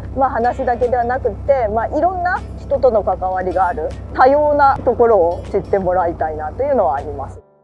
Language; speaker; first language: Japanese; native; Japanese